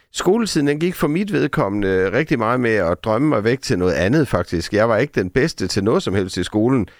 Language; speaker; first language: Danish; native; Danish